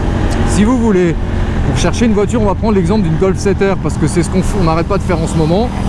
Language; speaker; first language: French; native; French